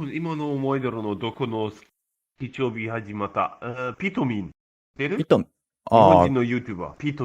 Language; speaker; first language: Japanese; non-native, learner; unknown